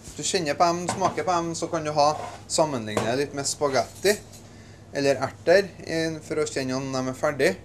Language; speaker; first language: Norwegian; native; Norwegian